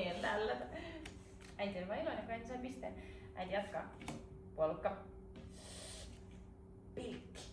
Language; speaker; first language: Finnish; native; Finnish